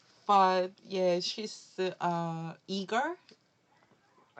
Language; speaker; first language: English; non-native, learner; Korean